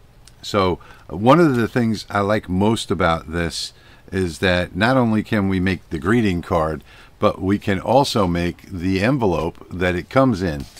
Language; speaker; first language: English; native; English